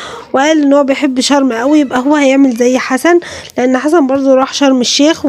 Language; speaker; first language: Arabic; native; Arabic